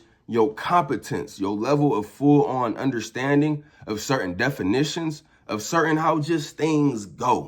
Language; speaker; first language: English; native; English